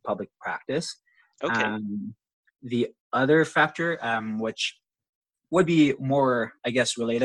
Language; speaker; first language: English; non-native, local second language; Filipino